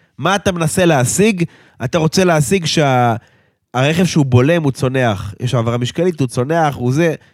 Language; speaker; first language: Hebrew; native; Hebrew